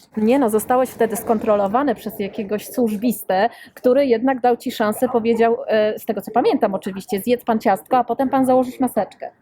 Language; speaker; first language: Polish; native; Polish